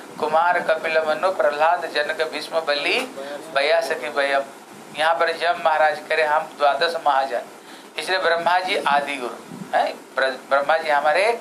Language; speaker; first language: Hindi; non-native, local second language; Odia